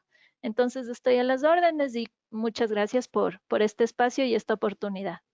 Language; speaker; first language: Spanish; native; Spanish